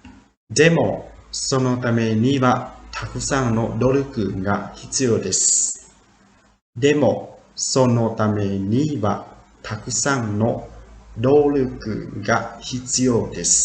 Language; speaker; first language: Japanese; non-native, fluent; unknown